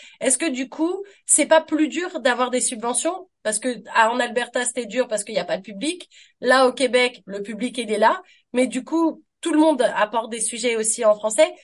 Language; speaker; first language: French; native; French